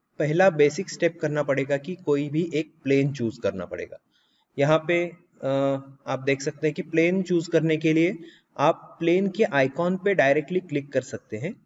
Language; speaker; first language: Hindi; native; Hindi